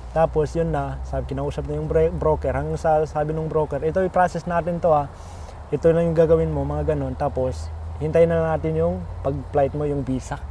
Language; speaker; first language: Filipino; non-native, local second language; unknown